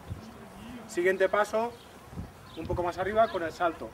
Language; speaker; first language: Spanish; native; Spanish